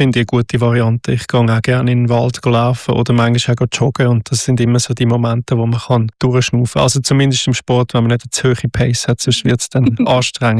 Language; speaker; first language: German; native; German